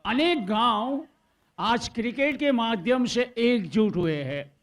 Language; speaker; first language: Hindi; non-native, local second language; Gujarati